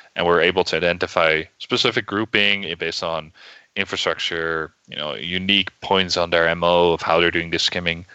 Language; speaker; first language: English; non-native, fluent; Dutch